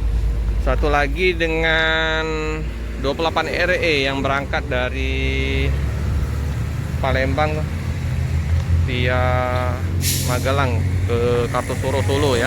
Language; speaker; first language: Indonesian; native; Indonesian